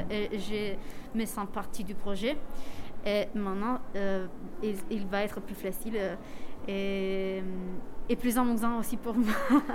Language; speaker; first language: French; non-native, fluent; Italian